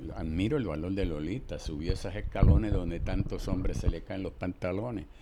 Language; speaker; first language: Spanish; native; Spanish